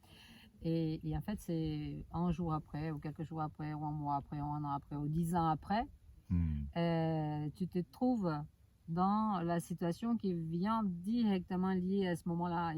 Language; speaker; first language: French; native; French